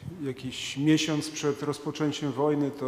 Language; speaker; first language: Polish; non-native, fluent; Ukrainian